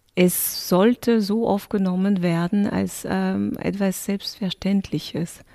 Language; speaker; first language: German; non-native, fluent; French